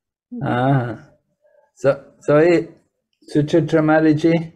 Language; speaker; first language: Chinese; non-native, learner; English